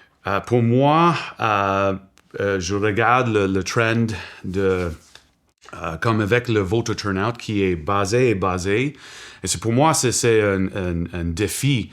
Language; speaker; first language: French; non-native, local second language; English